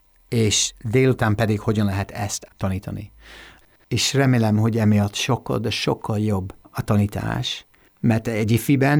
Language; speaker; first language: Hungarian; non-native, fluent; English